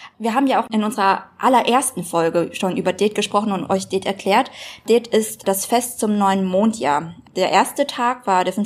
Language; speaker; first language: German; early bilingual, other home language; Vietnamese